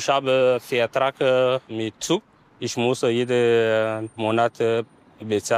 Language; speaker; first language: German; non-native, learner; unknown